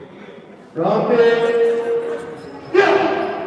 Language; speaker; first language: Italian; native; Italian